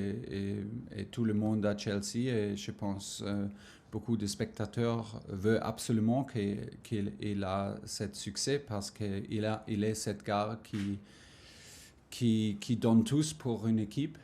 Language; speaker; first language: French; non-native, fluent; German